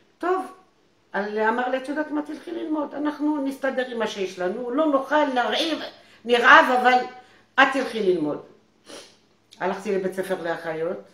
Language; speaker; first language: Hebrew; non-native, fluent; French